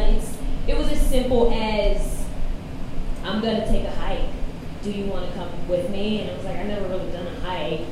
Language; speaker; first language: English; native; English